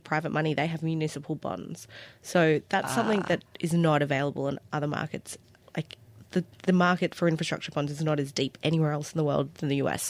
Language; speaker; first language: English; native; English